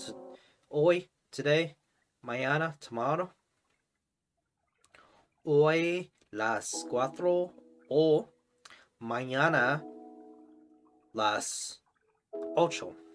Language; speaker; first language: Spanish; non-native, learner; English